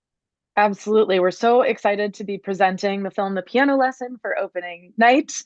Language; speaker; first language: English; native; English